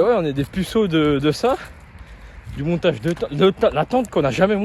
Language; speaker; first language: French; native; French